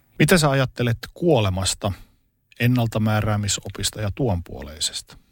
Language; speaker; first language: Finnish; native; Finnish